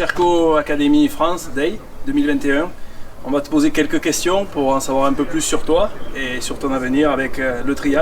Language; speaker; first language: French; native; French